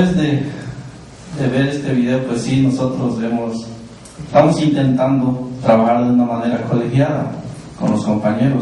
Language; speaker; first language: Spanish; native; Spanish